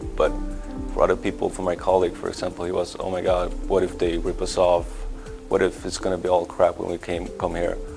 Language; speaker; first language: English; non-native, fluent; Swedish